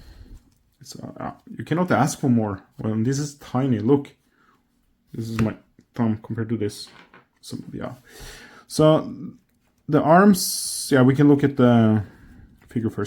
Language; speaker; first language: English; non-native, fluent; Norwegian